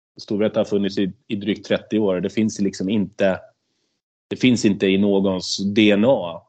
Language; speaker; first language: Swedish; native; Swedish